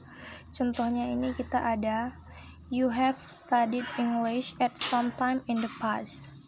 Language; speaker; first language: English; non-native, learner; Indonesian